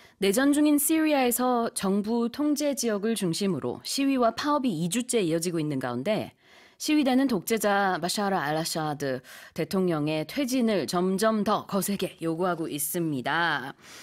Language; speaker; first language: Korean; native; Korean